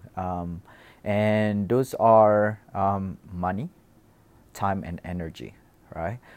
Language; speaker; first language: English; non-native, fluent; Indonesian